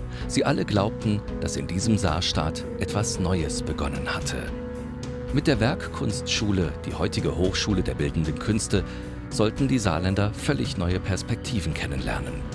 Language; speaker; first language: German; native; German